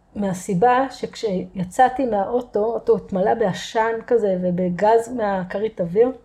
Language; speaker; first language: Hebrew; native; Hebrew